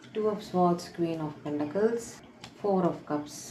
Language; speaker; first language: English; non-native, local second language; Malayalam